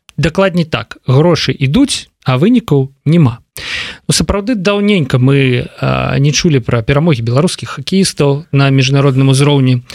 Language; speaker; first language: Belarusian; non-native, local second language; Russian